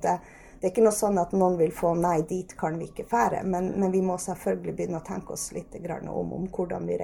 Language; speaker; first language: Norwegian; native; Norwegian